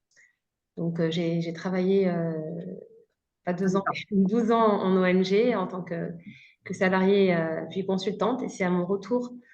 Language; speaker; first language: French; native; French